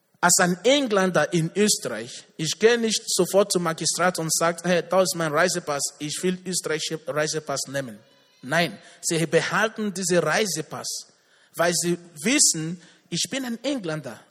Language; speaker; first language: German; non-native, learner; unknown